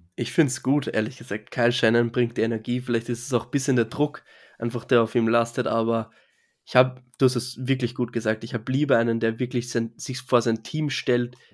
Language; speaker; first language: German; native; German